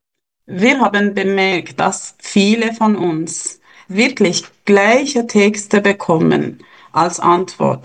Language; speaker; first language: German; non-native, fluent; Persian